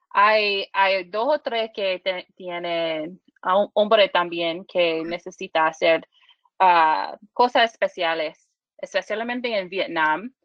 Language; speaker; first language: Spanish; non-native, learner; English